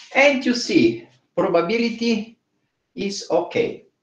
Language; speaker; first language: English; non-native, fluent; Bulgarian